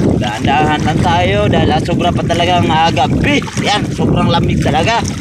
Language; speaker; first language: Filipino; non-native, local second language; Cebuano